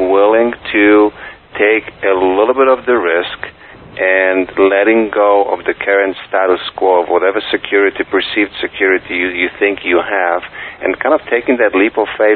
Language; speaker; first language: English; non-native, fluent; Polish